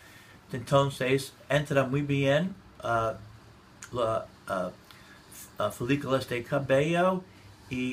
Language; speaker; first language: Spanish; non-native, learner; English